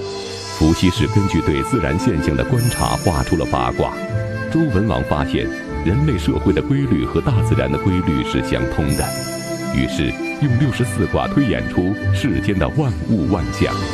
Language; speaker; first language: Chinese; native; Chinese